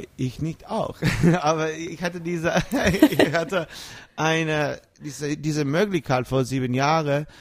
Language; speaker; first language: German; non-native, fluent; English